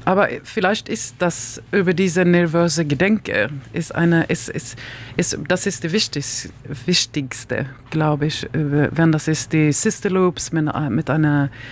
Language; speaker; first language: German; non-native, learner; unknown